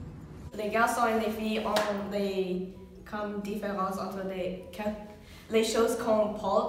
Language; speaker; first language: French; non-native, learner; English